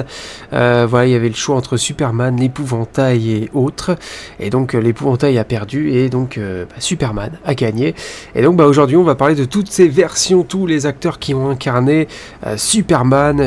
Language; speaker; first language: French; native; French